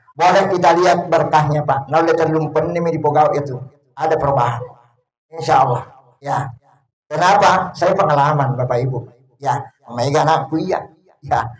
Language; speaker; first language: Indonesian; non-native, local second language; Buginese